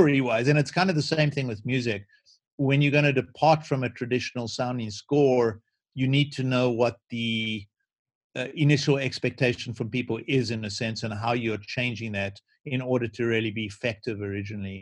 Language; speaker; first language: English; native; English